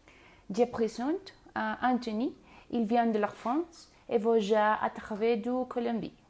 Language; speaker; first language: French; non-native, learner; Spanish